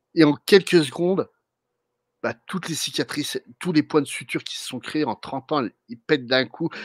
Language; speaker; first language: French; native; French